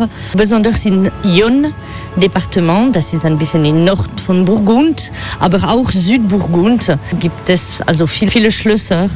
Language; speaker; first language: German; non-native, fluent; French